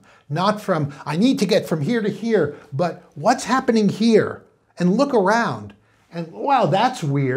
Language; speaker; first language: English; native; English